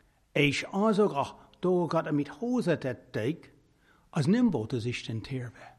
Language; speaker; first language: Hungarian; non-native, fluent; English